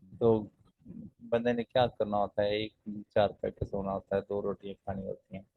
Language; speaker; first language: Urdu; non-native, local second language; Punjabi